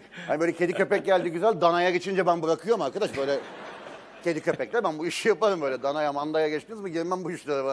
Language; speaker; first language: Turkish; native; Turkish